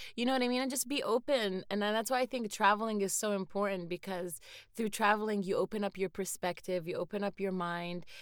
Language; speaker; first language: English; native; English